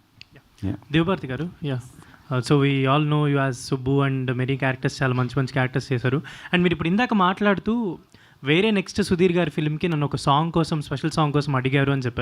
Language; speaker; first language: Telugu; native; Telugu